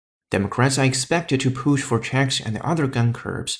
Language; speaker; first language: English; non-native, fluent; Chinese